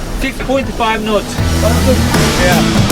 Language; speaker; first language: English; non-native, learner; Korean